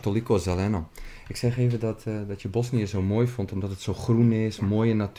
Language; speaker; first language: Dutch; early bilingual, other home language; Bosnian